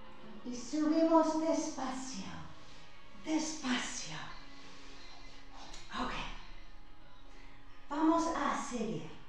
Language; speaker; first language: Spanish; non-native, fluent; English